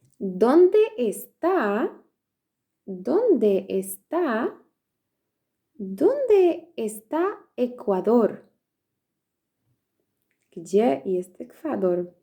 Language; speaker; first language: Spanish; non-native, fluent; Polish